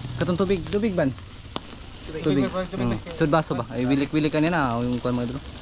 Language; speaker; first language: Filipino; non-native, local second language; Kinaray-a